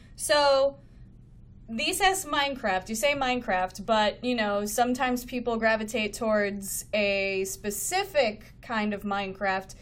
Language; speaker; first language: English; native; English